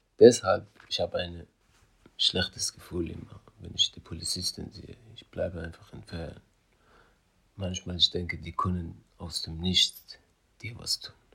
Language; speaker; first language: German; non-native, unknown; Persian